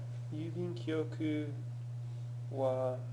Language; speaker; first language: Japanese; non-native, learner; English